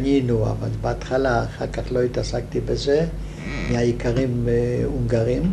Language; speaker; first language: Hebrew; non-native, fluent; Hungarian